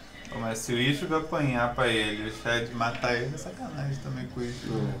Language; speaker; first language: Portuguese; native; Portuguese